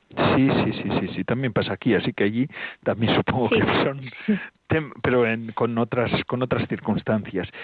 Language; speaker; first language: Spanish; native; Spanish